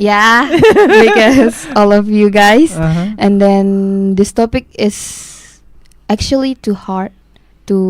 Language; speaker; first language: English; non-native, learner; Indonesian